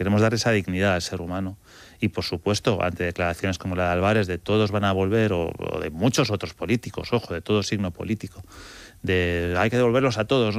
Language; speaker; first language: Spanish; native; Spanish